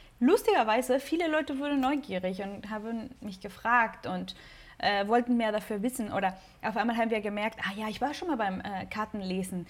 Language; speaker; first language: German; non-native, fluent; Spanish